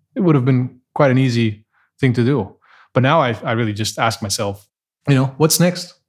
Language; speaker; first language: English; non-native, fluent; Portuguese